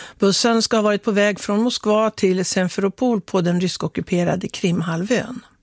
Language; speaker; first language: Swedish; native; Swedish